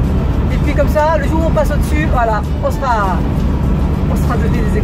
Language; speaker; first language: French; native; French